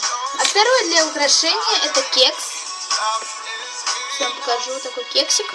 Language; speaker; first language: Russian; native; Russian